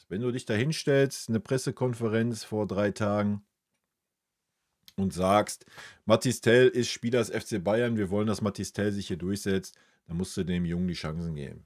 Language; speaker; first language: German; native; German